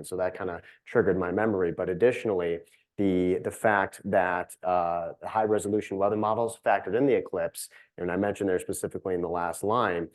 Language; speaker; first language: English; native; English